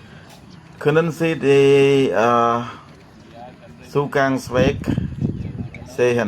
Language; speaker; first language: German; non-native, fluent; Khmer